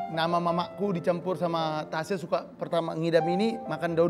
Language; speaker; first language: Indonesian; native; Indonesian